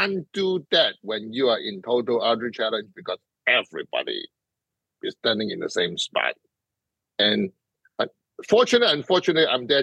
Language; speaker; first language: English; non-native, local second language; Cantonese